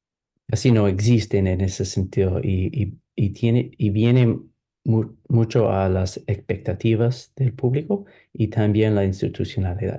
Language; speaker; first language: Spanish; non-native, fluent; English